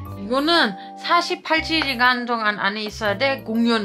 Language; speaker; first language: Korean; non-native, learner; German